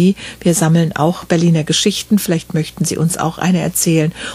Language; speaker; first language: German; native; German